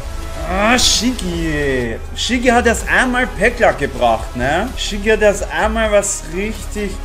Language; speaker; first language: German; native; German